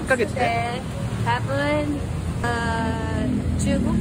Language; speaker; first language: Japanese; non-native, learner; Filipino